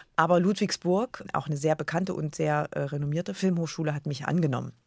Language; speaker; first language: German; native; German